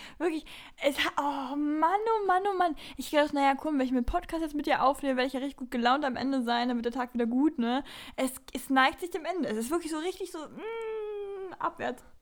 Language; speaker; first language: German; native; German